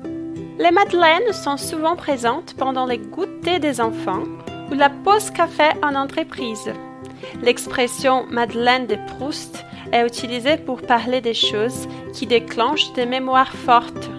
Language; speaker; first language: French; non-native, fluent; Portuguese